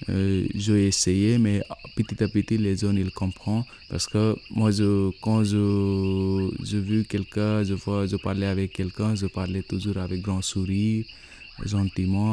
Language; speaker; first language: French; non-native, learner; Nepali